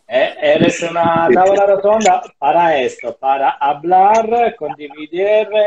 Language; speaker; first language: Spanish; non-native, learner; Italian